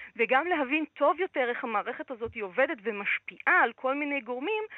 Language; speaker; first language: Hebrew; non-native, fluent; Russian